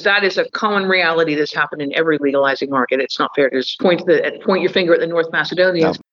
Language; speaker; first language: English; native; English